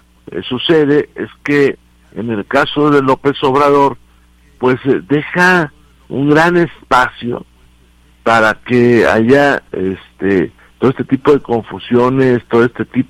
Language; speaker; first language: Spanish; native; Spanish